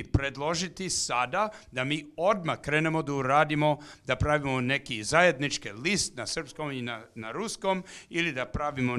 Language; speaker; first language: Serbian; non-native, fluent; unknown